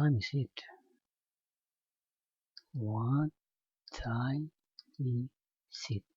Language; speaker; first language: English; non-native, fluent; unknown